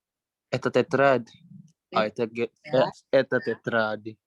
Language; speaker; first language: Russian; non-native, learner; Indonesian